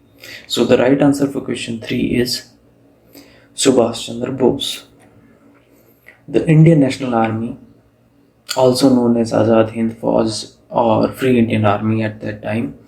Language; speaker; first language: English; non-native, local second language; Hindi